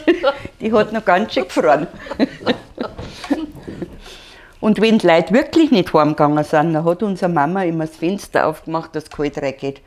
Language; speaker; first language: German; native; German